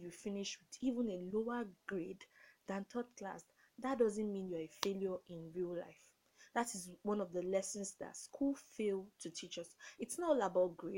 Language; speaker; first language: English; non-native, local second language; Yoruba